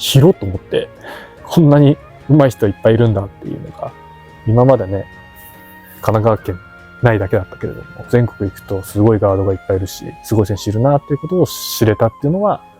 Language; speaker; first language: Japanese; native; Japanese